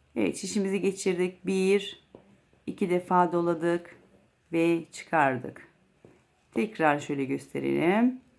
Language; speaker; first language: Turkish; native; Turkish